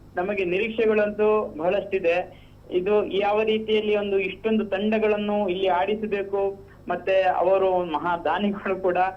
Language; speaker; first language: Kannada; non-native, local second language; Konkani